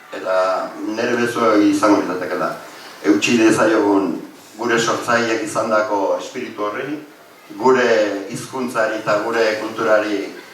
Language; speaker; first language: Basque; native; Basque